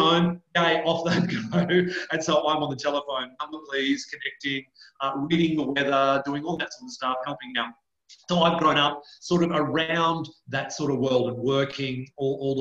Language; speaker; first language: English; native; English